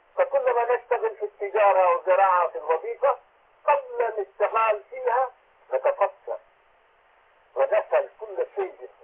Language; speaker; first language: Arabic; non-native, fluent; Urdu